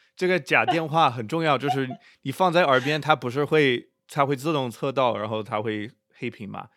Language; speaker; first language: Chinese; non-native, fluent; English